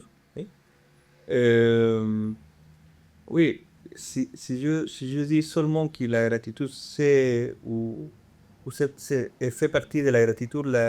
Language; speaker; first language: French; non-native, fluent; Spanish